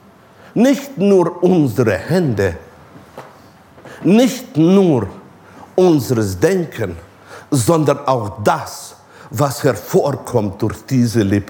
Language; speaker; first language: German; non-native, fluent; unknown